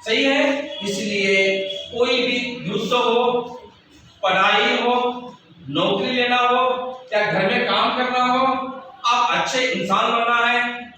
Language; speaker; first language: Hindi; non-native, local second language; Kannada